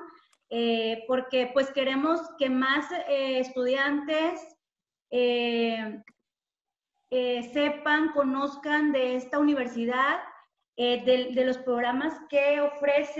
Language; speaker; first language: Spanish; native; Spanish